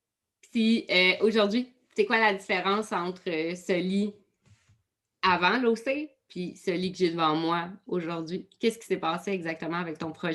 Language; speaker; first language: French; native; French